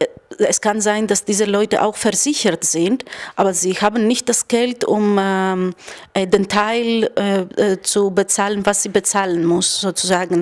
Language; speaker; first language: German; non-native, fluent; Greek